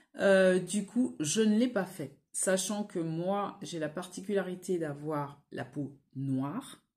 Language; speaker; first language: French; native; French